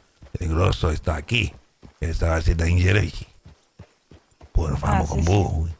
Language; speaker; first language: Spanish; non-native, learner; French